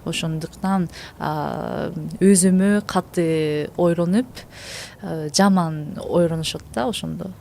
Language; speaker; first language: Kyrgyz; non-native, learner; Japanese